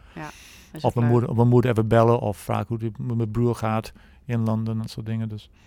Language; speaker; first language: Dutch; non-native, fluent; English